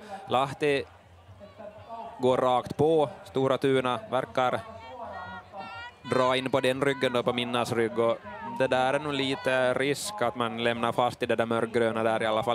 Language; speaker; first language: Swedish; native; Swedish